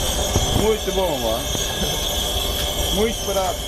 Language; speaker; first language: Portuguese; non-native, learner; German